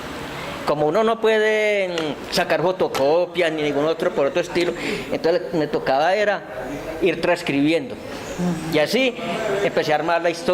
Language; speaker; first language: Spanish; native; Spanish